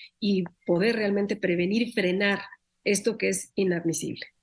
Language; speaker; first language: Spanish; native; Spanish